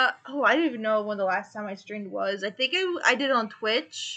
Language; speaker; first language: English; native; English